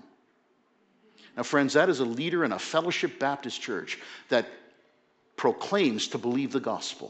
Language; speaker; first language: English; native; English